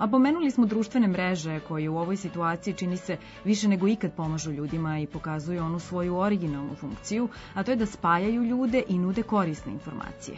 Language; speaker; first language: Serbian; native; Serbian